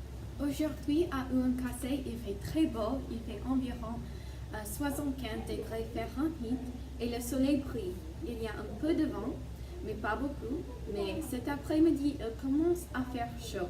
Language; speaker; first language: French; non-native, learner; English